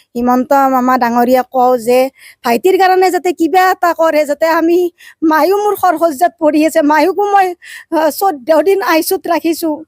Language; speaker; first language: Assamese; native; Assamese